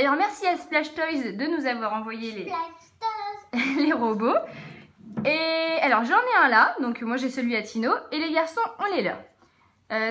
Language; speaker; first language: French; native; French